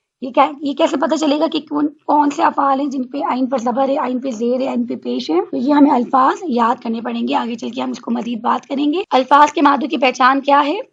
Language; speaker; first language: Urdu; native; Urdu